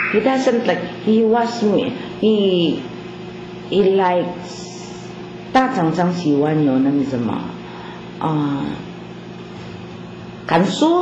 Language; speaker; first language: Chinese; non-native, learner; Filipino